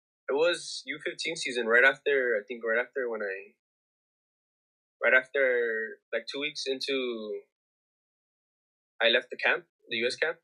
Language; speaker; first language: English; early bilingual, other home language; Spanish